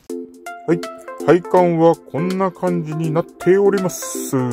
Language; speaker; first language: Japanese; native; Japanese